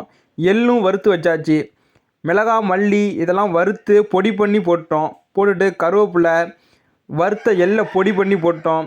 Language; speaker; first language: Tamil; native; Tamil